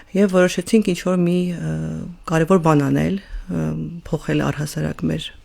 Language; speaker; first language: Armenian; native; Armenian